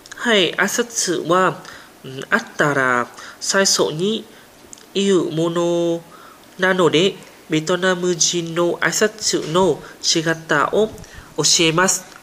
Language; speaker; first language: Japanese; non-native, learner; Vietnamese